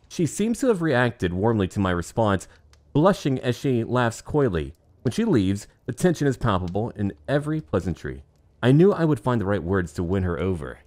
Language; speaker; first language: English; native; English